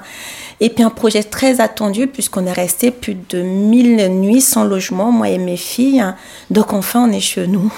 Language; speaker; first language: French; non-native, local second language; Sango